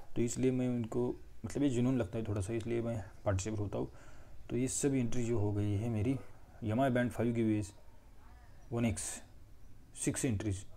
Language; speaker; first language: Hindi; non-native, local second language; Marathi